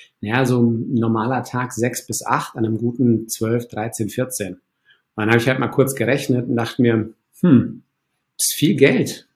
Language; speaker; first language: German; early bilingual, other home language; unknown